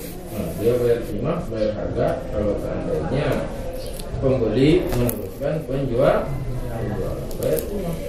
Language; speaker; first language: Indonesian; native; Indonesian